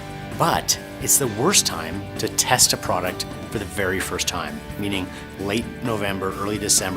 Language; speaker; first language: English; native; English